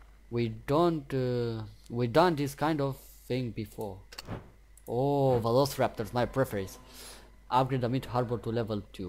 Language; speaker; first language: English; non-native, learner; Romanian